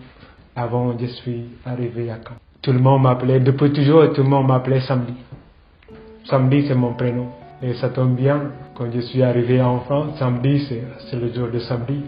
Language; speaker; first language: French; non-native, fluent; Indonesian